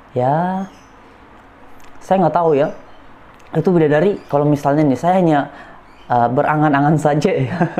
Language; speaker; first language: Indonesian; native; Indonesian